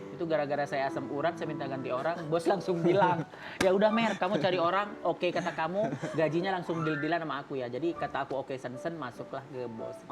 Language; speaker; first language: Indonesian; native; Indonesian